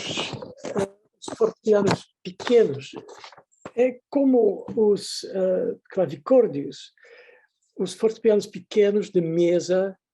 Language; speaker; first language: Portuguese; non-native, fluent; Dutch